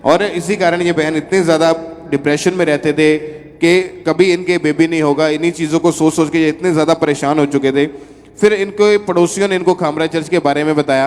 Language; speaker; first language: Hindi; native; Hindi